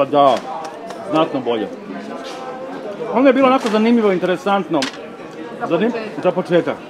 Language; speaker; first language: Croatian; native; Croatian